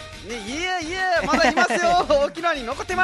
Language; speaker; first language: Japanese; non-native, fluent; Nepali